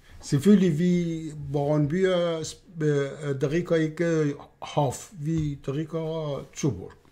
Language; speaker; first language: Danish; non-native, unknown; Persian